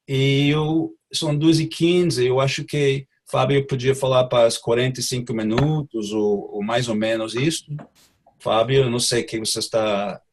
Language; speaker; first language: Portuguese; non-native, fluent; English